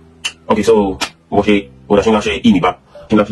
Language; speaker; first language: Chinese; non-native, learner; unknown